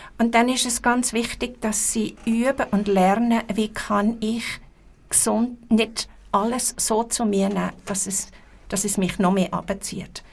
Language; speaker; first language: German; native; German